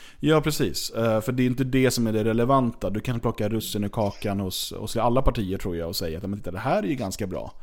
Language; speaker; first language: Swedish; native; Swedish